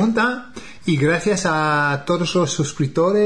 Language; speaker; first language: Spanish; non-native, fluent; English